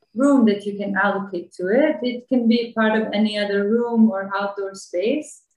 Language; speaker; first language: English; non-native, fluent; Bosnian